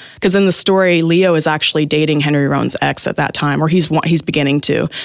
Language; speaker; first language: English; native; English